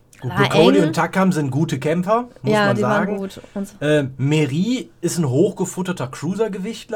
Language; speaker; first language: German; native; German